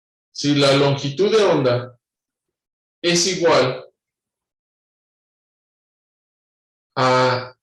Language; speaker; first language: Spanish; native; Spanish